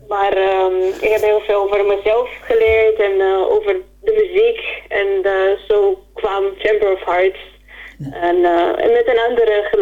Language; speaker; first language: Dutch; non-native, fluent; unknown